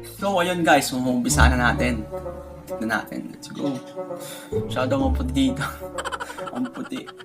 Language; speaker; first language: Filipino; native; Filipino